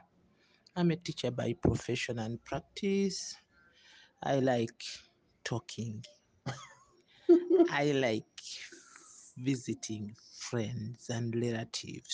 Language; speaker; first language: English; non-native, local second language; Ganda